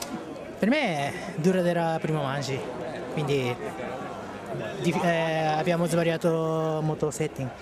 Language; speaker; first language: Italian; non-native, learner; Japanese